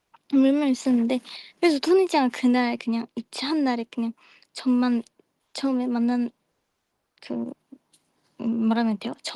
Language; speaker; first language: Korean; non-native, fluent; Japanese